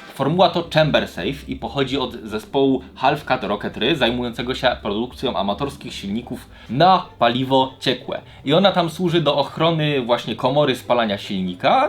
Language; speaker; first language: Polish; native; Polish